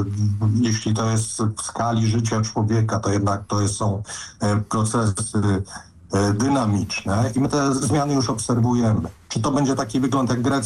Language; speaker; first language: Polish; native; Polish